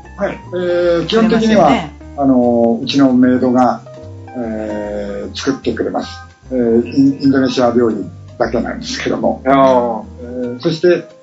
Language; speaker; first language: Japanese; native; Japanese